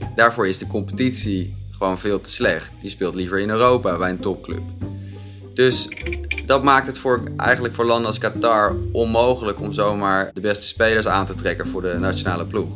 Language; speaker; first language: Dutch; native; Dutch